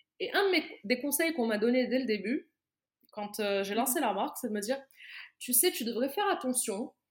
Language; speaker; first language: French; non-native, local second language; Arabic